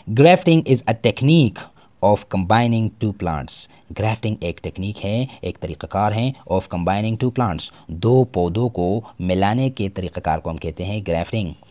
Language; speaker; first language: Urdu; non-native, local second language; Pashto